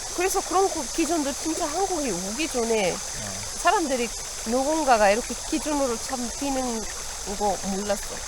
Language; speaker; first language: Korean; non-native, fluent; Arabic